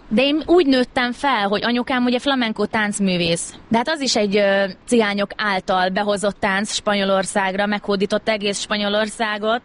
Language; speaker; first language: Hungarian; native; Hungarian